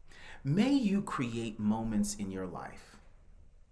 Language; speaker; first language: English; native; English